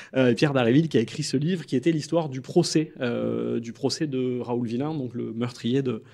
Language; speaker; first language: French; native; French